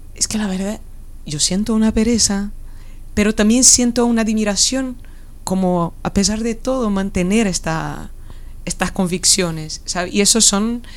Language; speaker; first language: Spanish; non-native, fluent; Portuguese